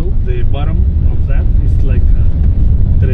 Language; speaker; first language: English; non-native, learner; Spanish